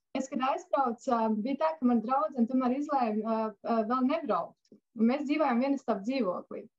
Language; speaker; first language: Latvian; native; Latvian